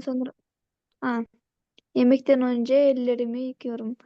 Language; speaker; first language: Turkish; non-native, learner; Kyrgyz